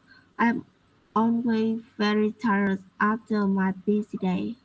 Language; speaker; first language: English; non-native, learner; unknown